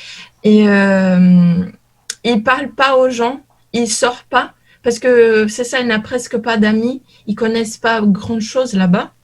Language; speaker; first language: French; non-native, learner; Portuguese